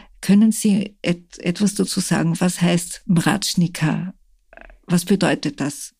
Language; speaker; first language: German; native; German